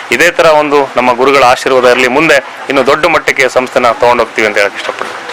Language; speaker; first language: Kannada; native; Kannada